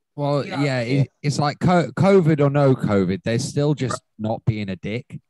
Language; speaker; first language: English; native; English